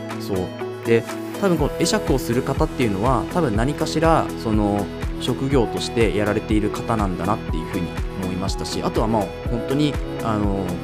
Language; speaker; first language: Japanese; native; Japanese